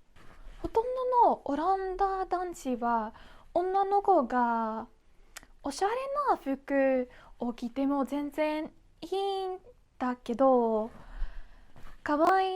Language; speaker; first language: Japanese; non-native, fluent; Dutch